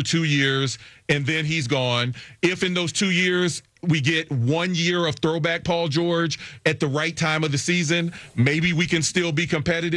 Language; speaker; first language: English; native; English